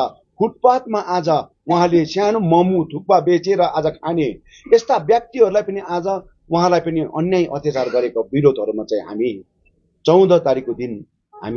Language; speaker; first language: Nepali; native; Nepali